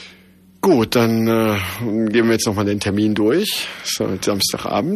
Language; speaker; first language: German; native; German